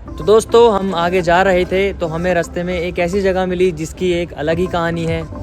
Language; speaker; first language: Hindi; native; Hindi